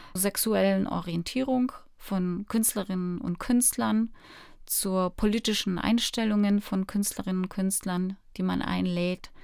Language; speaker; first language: German; early bilingual, other home language; Polish